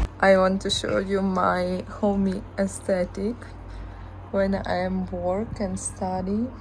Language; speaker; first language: English; non-native, learner; Ukrainian